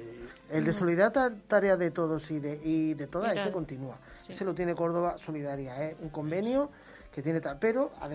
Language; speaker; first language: Spanish; native; Spanish